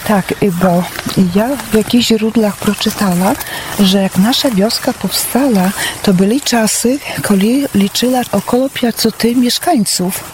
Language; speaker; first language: Polish; non-native, local second language; Belarusian